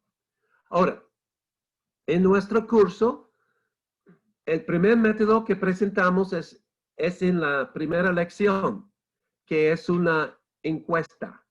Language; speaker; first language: Spanish; non-native, fluent; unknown